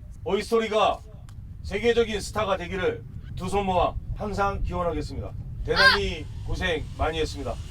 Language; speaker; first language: Korean; native; Korean